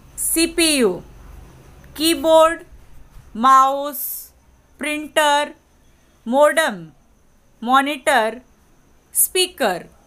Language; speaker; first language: English; non-native, local second language; Marathi